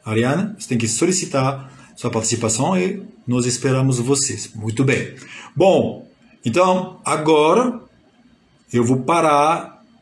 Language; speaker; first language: Portuguese; non-native, fluent; French